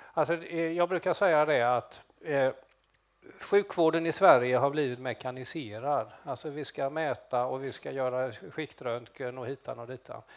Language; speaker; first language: Swedish; native; Swedish